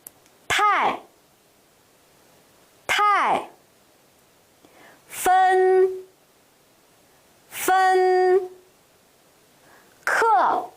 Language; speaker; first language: Chinese; non-native, local second language; Uyghur